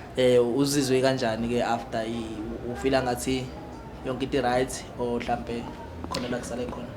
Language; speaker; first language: Zulu; native; Zulu